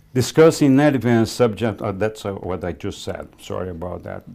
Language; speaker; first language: English; non-native, fluent; Spanish